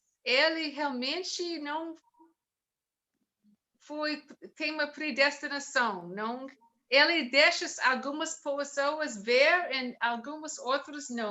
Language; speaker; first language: Portuguese; non-native, learner; English